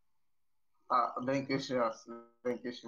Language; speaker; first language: Japanese; non-native, learner; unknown